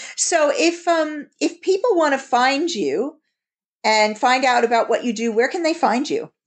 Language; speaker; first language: English; early bilingual, other home language; Vietnamese